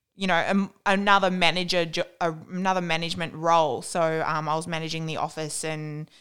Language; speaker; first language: English; native; English